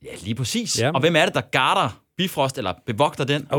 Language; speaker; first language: Danish; native; Danish